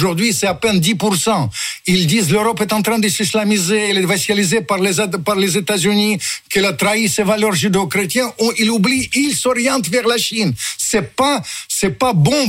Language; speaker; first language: French; non-native, fluent; Russian